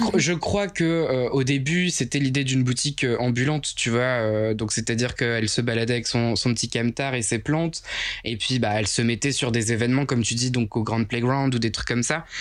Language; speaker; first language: French; native; French